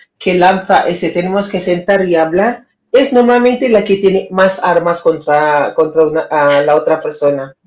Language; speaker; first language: Spanish; non-native, fluent; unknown